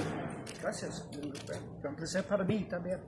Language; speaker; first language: Spanish; non-native, learner; English